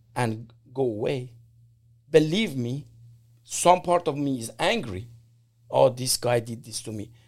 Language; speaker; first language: English; non-native, fluent; Persian